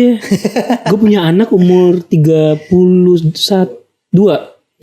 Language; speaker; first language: Indonesian; native; Indonesian